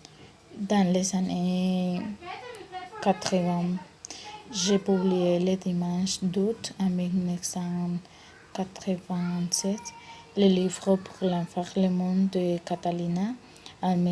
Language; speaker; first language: French; non-native, learner; Spanish